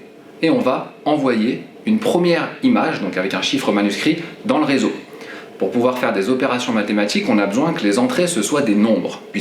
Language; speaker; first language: French; native; French